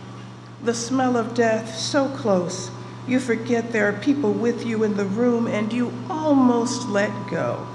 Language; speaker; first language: English; native; English